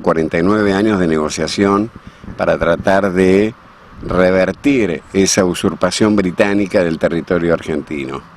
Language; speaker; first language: Spanish; native; Spanish